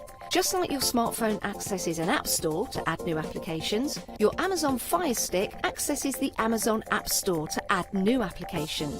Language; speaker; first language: English; native; English